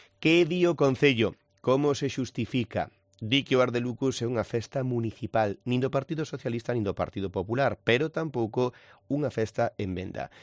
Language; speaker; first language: Galician; native; Galician